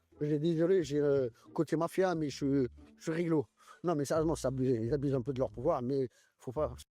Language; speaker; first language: French; early bilingual, other home language; Arabic